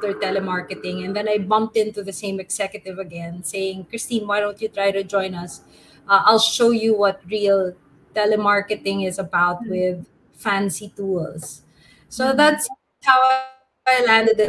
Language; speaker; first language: English; non-native, local second language; Filipino